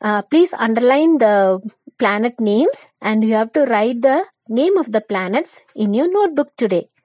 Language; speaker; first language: English; non-native, local second language; Tamil